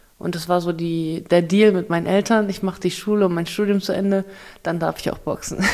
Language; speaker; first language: German; early bilingual, other home language; Russian